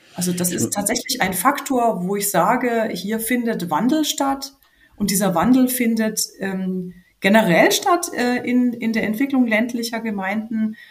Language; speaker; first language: German; native; German